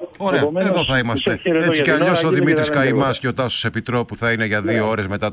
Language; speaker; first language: Greek; native; Greek